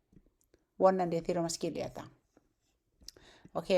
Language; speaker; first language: Icelandic; non-native, learner; Thai